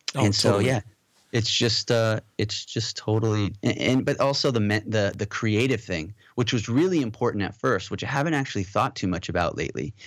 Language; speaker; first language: English; native; English